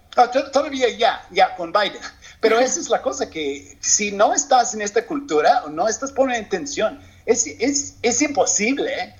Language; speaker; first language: Spanish; non-native, learner; English